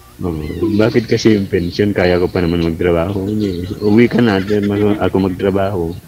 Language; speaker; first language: Filipino; non-native, local second language; Iloko